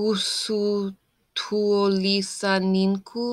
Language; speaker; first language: Finnish; non-native, learner; English